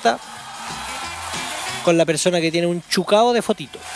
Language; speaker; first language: Spanish; native; Spanish